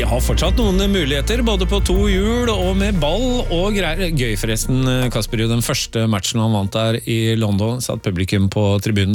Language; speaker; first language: Norwegian; native; Norwegian